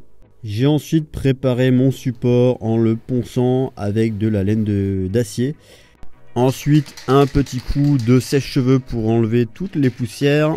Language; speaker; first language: French; native; French